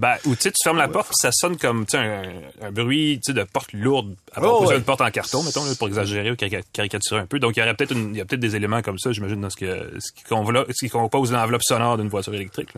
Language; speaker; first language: French; native; French